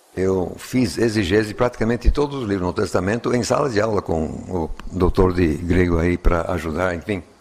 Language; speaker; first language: Portuguese; non-native, fluent; English